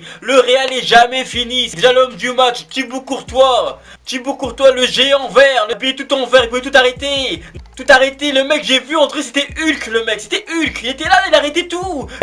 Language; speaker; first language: French; native; French